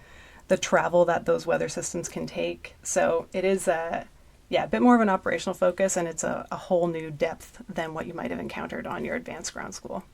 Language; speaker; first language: English; native; English